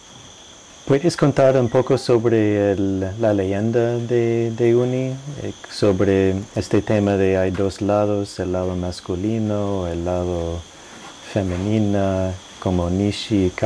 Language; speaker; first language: Spanish; non-native, fluent; English